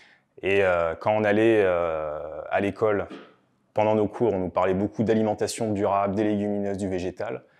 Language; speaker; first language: French; native; French